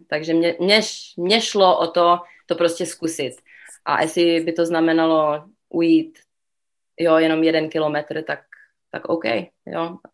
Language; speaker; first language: Czech; early bilingual, other home language; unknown